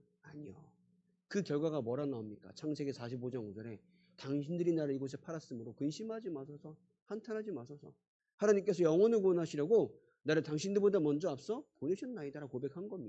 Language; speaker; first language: Korean; native; Korean